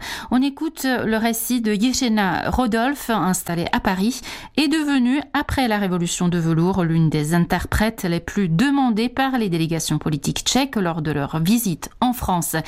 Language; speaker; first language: French; non-native, fluent; Czech